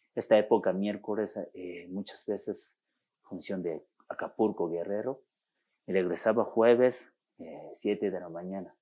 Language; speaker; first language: Spanish; non-native, fluent; Japanese